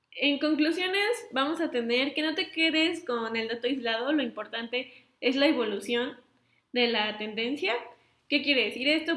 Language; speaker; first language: Spanish; native; Spanish